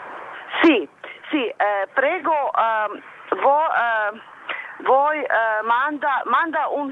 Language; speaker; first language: Italian; non-native, learner; Croatian